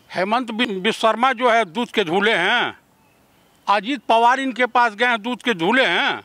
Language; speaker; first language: Hindi; native; Hindi